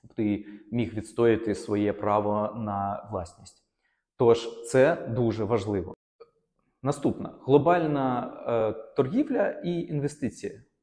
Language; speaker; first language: Ukrainian; non-native, local second language; Russian